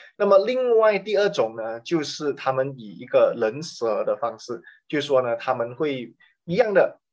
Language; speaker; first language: Chinese; native; Chinese